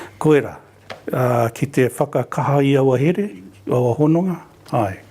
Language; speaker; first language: Māori; native; Māori